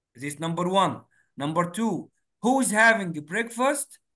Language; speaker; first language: English; non-native, fluent; Arabic